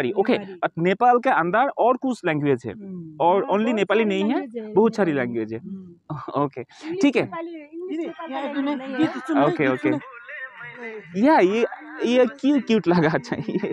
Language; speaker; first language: Hindi; non-native, learner; Bangla